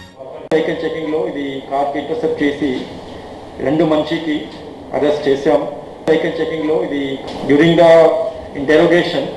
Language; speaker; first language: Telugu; non-native, learner; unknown